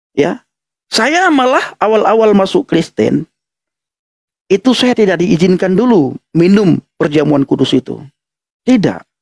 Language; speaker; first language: Indonesian; native; Indonesian